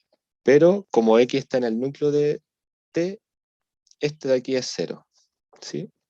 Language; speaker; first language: Spanish; native; Spanish